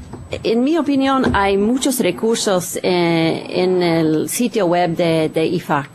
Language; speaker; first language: Spanish; non-native, fluent; English